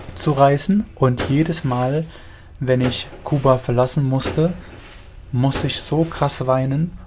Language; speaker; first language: German; early bilingual, other home language; Spanish